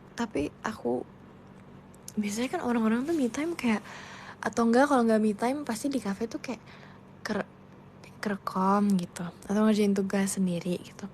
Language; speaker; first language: Indonesian; native; Indonesian